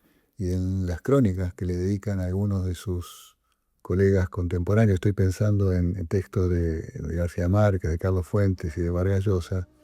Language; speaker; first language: Spanish; native; Spanish